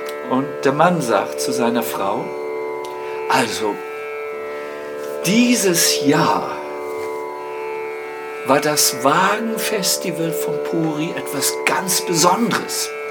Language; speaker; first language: German; native; German